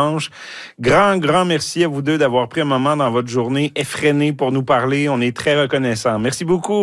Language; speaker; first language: French; native; French